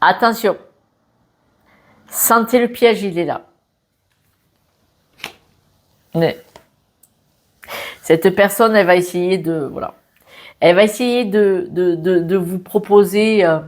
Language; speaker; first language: French; native; French